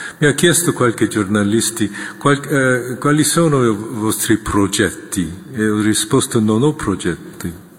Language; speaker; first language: Italian; non-native, fluent; Korean